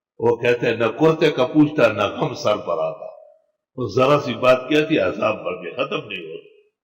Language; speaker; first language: Urdu; non-native, local second language; Pashto